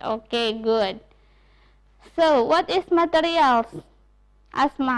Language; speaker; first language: English; non-native, fluent; Indonesian